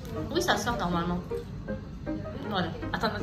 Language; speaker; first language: French; native; French